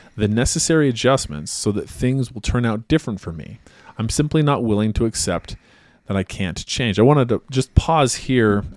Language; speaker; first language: English; native; English